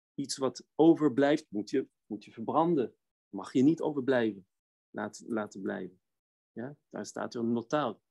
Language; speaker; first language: Dutch; non-native, fluent; Hebrew